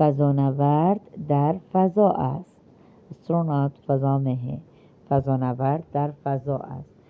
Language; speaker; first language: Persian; non-native, fluent; Urdu